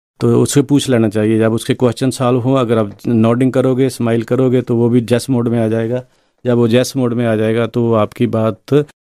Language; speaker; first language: Hindi; non-native, local second language; Punjabi